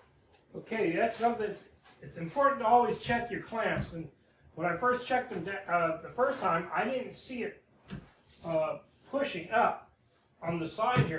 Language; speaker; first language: English; native; English